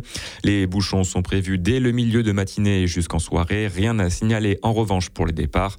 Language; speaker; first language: French; native; French